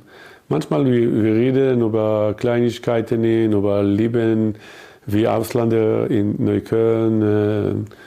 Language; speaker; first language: German; non-native, learner; Hebrew